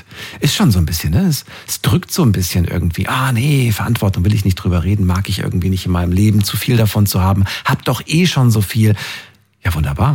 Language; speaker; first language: German; native; German